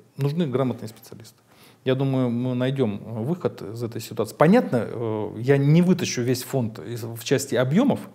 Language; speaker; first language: Russian; native; Russian